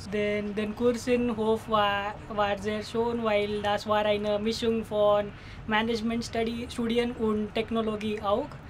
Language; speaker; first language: German; non-native, learner; Marathi